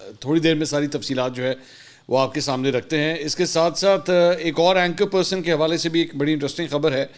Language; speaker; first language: Urdu; native; Urdu